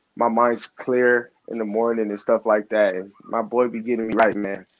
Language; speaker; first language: English; native; English